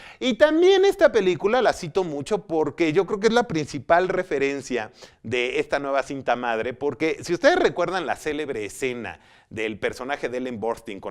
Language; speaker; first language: Spanish; native; Spanish